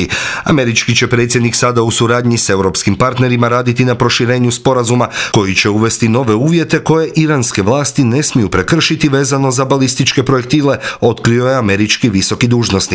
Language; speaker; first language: Croatian; native; Croatian